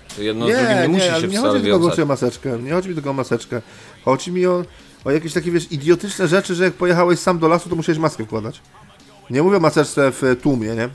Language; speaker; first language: Polish; native; Polish